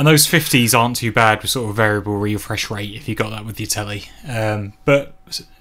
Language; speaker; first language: English; native; English